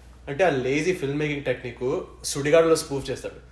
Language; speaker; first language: Telugu; early bilingual, other home language; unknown